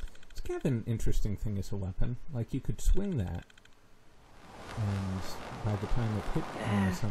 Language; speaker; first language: English; native; English